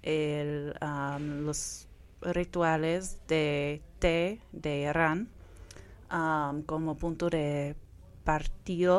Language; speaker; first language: Spanish; non-native, fluent; English